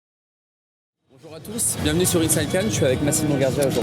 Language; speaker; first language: French; native; French